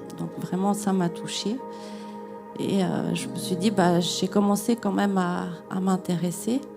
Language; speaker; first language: French; native; French